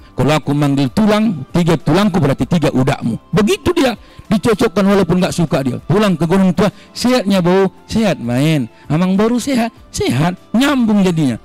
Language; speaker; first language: Indonesian; native; Indonesian